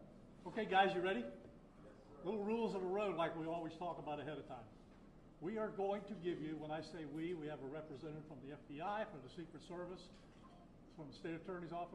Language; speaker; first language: English; native; English